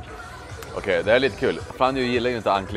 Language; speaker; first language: Swedish; native; Swedish